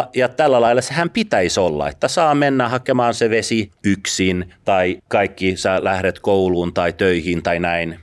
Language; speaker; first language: Finnish; early bilingual, other home language; Persian